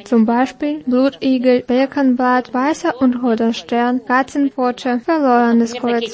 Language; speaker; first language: German; non-native, fluent; Russian